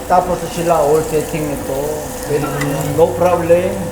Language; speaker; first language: Filipino; non-native, learner; Korean